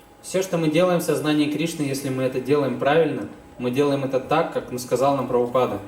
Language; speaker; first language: Russian; native; Russian